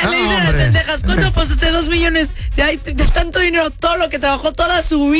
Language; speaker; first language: Spanish; native; Spanish